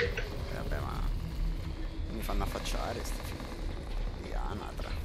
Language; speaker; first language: Italian; native; Italian